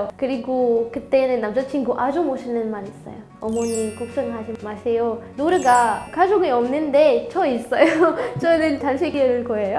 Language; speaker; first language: Korean; non-native, fluent; Arabic